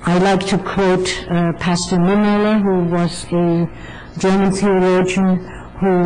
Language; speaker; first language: English; non-native, fluent; German